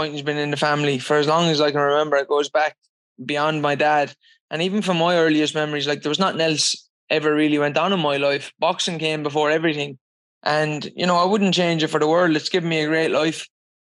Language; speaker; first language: English; native; English